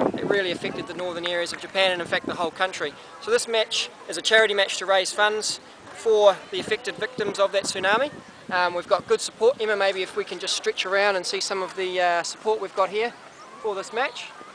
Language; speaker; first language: English; native; English